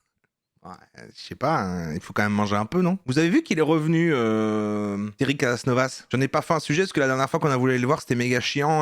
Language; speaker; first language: French; native; French